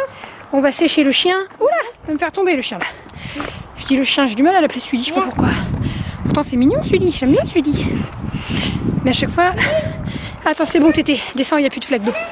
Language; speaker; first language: French; native; French